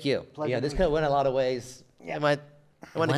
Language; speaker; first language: English; native; English